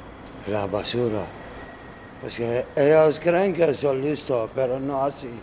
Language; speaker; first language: Spanish; non-native, learner; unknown